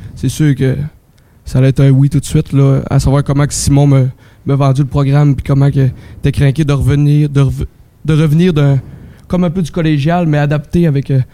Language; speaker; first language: French; native; French